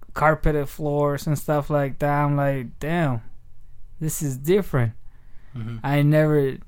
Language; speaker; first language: English; early bilingual, other home language; Spanish